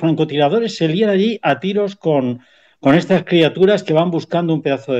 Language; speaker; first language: Spanish; native; Spanish